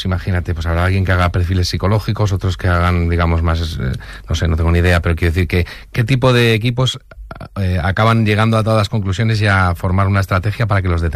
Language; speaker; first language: Spanish; native; Spanish